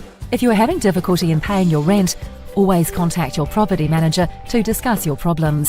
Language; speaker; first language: English; native; English